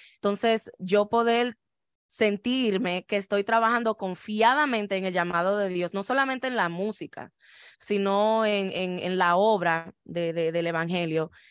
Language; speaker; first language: Spanish; native; Spanish